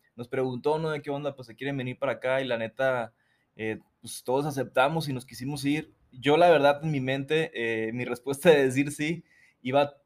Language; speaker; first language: Spanish; native; Spanish